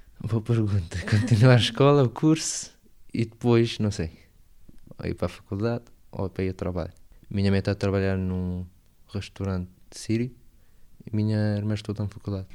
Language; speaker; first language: Portuguese; non-native, learner; Arabic